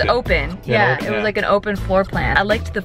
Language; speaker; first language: English; native; English